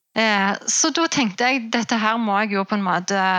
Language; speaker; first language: Norwegian; native; Norwegian